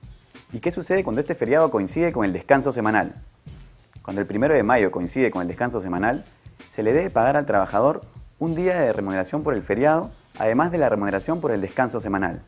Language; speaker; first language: Spanish; native; Spanish